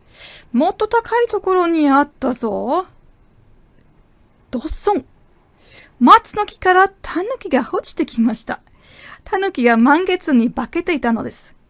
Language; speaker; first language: Japanese; non-native, fluent; German